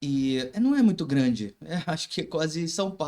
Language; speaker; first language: Portuguese; non-native, learner; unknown